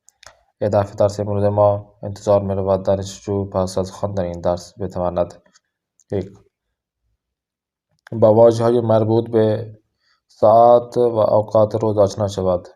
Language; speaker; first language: Persian; non-native, fluent; Urdu